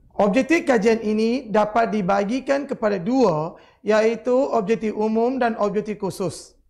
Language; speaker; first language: Malay; non-native, local second language; Tamil